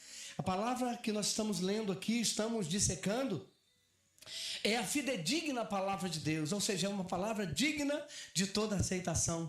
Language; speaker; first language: Portuguese; native; Portuguese